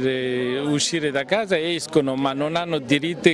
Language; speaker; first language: Italian; non-native, fluent; Persian